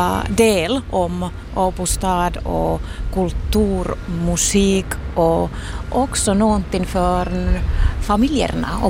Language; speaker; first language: Swedish; non-native, local second language; Finnish